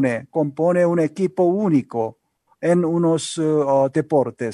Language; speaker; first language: Spanish; non-native, learner; Korean